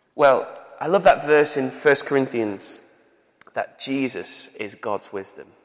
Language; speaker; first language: English; native; English